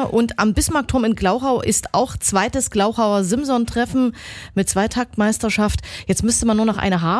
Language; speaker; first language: German; native; German